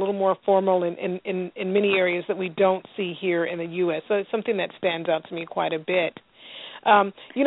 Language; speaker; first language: English; native; English